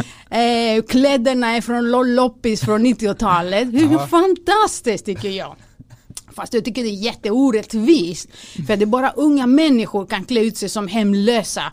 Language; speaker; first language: Swedish; non-native, fluent; Greek